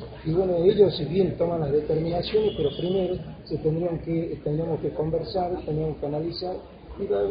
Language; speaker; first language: Spanish; native; Spanish